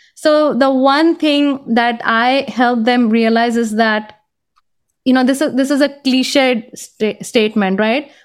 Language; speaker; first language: English; non-native, local second language; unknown